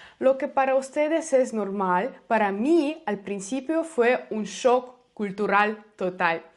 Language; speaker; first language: Spanish; non-native, fluent; Russian